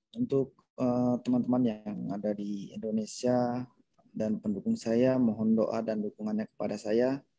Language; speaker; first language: Indonesian; native; Indonesian